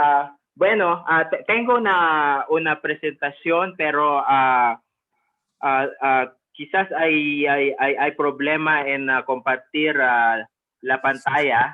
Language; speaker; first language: Spanish; non-native, fluent; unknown